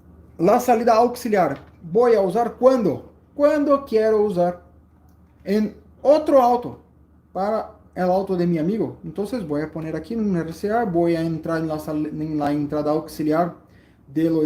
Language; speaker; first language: Spanish; non-native, fluent; Portuguese